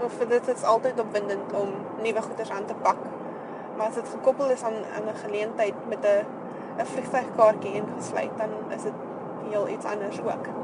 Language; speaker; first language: Afrikaans; native; Afrikaans